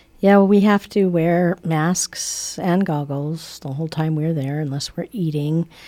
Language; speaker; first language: English; native; English